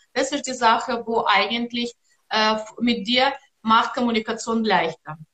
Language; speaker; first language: German; non-native, learner; Russian